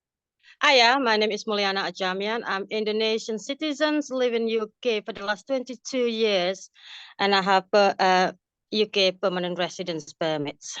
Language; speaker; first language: English; non-native, fluent; Indonesian